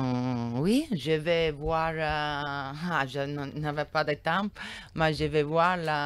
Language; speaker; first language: French; non-native, learner; Italian